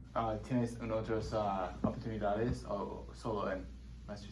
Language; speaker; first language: Spanish; non-native, learner; English